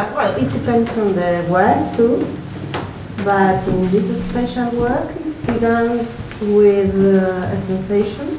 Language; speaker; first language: English; non-native, learner; Spanish